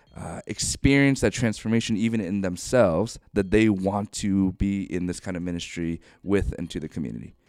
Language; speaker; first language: English; native; English